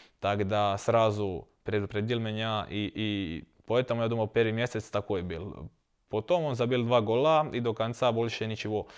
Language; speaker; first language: Russian; non-native, learner; Croatian